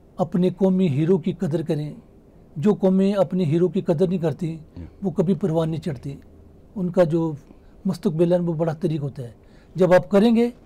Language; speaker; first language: Urdu; native; Urdu